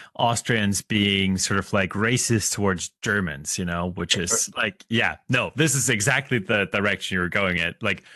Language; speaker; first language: English; non-native, fluent; German